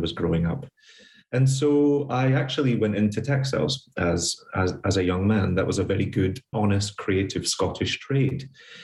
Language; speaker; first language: English; native; English